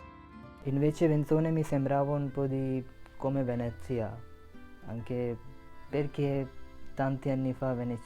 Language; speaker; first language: Italian; non-native, learner; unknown